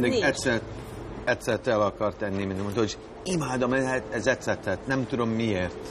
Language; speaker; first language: Hungarian; non-native, fluent; English